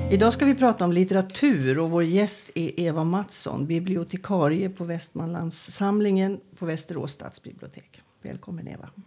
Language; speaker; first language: Swedish; native; Swedish